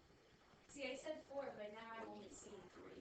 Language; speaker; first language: English; native; English